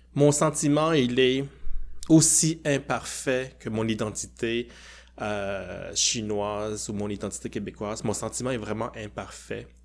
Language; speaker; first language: French; early bilingual, other home language; Cantonese